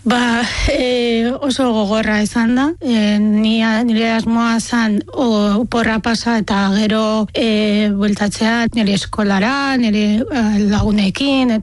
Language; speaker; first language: Basque; non-native, fluent; Arabic